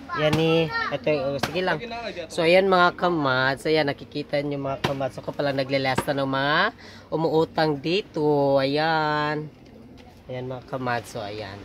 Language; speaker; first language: Filipino; non-native, local second language; Cebuano